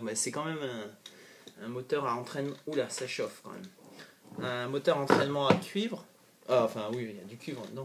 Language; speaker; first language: French; native; French